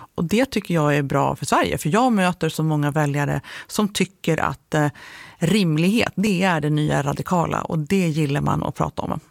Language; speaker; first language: Swedish; native; Swedish